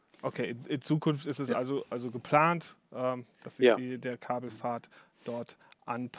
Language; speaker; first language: German; native; German